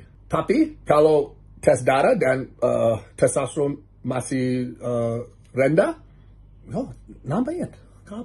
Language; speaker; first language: Indonesian; non-native, learner; English